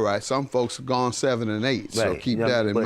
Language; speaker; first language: English; native; English